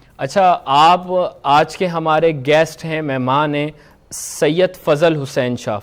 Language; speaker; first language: Urdu; native; Urdu